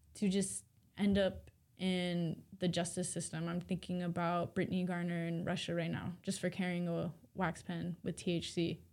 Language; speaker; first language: English; native; English